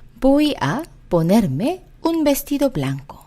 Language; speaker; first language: Spanish; non-native, fluent; Korean